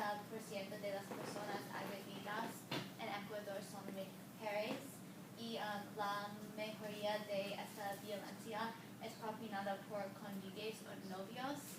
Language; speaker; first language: Spanish; non-native, learner; English